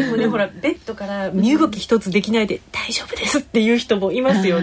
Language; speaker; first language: Japanese; native; Japanese